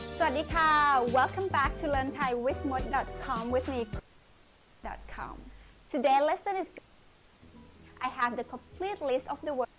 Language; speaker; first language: English; non-native, fluent; Thai